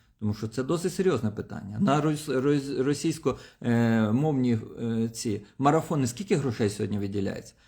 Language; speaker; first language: Ukrainian; non-native, local second language; Russian